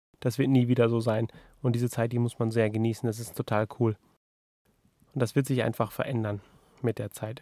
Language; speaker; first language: German; native; German